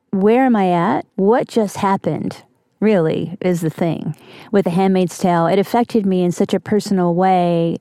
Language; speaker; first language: English; native; English